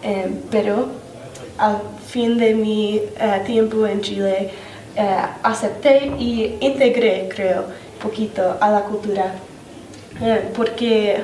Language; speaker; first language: Spanish; non-native, fluent; English